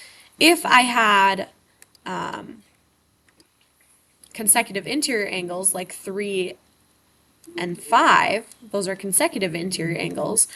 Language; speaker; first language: English; native; English